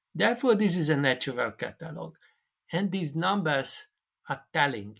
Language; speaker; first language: English; non-native, fluent; Hungarian